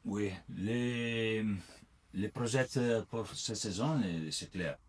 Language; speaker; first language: French; non-native, learner; Italian